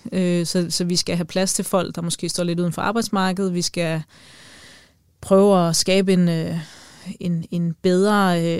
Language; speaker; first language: Danish; native; Danish